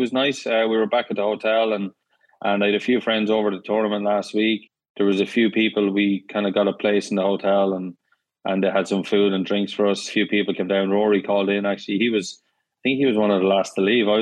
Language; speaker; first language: English; native; English